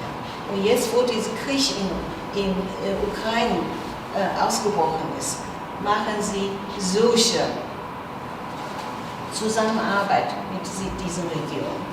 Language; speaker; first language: German; non-native, fluent; Chinese